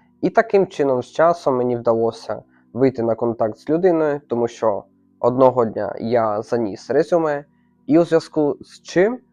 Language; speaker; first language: Ukrainian; native; Ukrainian